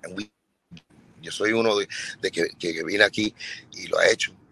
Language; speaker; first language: Spanish; early bilingual, other home language; English